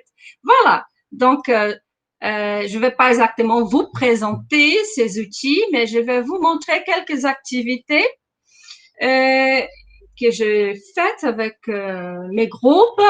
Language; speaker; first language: French; non-native, fluent; Portuguese